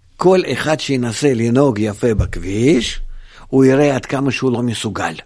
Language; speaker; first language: Hebrew; non-native, fluent; Russian